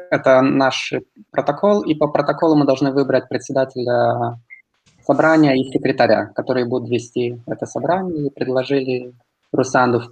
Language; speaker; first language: Russian; non-native, local second language; Romanian